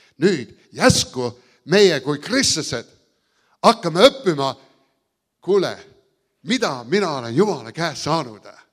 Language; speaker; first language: Estonian; early bilingual, heritage; Estonian